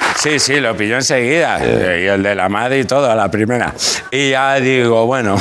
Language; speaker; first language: Spanish; native; Spanish